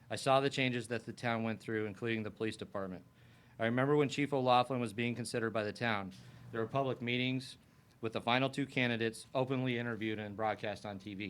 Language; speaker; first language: English; native; English